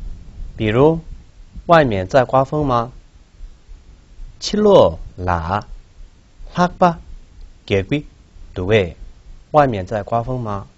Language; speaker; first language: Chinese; non-native, local second language; Tibetan